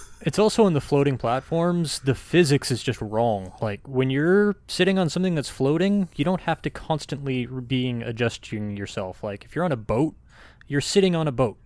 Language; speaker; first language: English; native; English